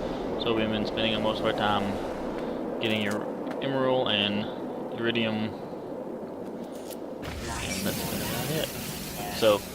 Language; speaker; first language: English; native; English